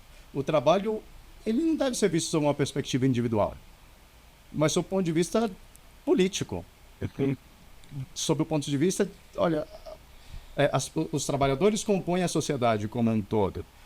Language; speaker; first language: Portuguese; native; Portuguese